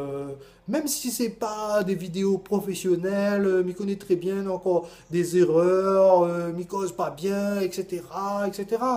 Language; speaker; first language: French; non-native, local second language; Réunion Creole French